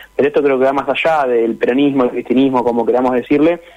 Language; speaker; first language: Spanish; native; Spanish